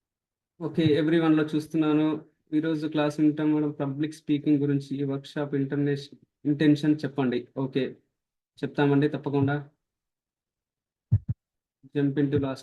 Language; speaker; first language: Telugu; native; Telugu